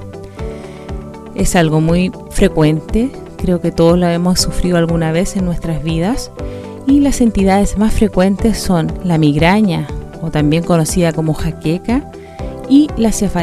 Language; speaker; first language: Spanish; native; Spanish